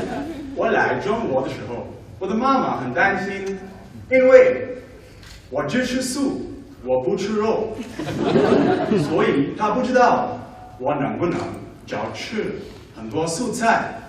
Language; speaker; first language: Chinese; non-native, fluent; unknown